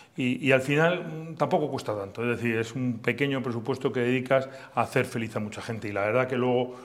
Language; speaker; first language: Spanish; native; Spanish